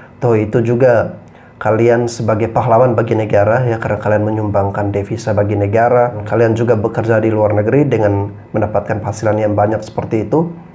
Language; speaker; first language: Indonesian; native; Indonesian